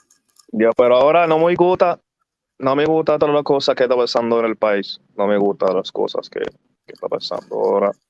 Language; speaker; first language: Spanish; early bilingual, heritage; English